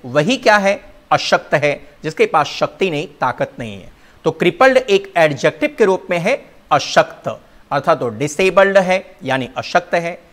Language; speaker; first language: Hindi; native; Hindi